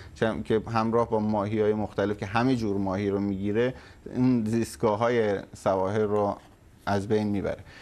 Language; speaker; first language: Persian; native; Persian